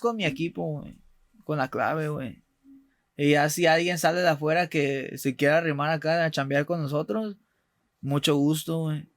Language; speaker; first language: Spanish; early bilingual, heritage; Spanish